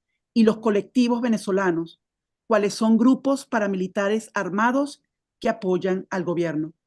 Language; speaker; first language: Spanish; native; Spanish